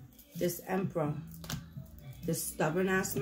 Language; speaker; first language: English; native; English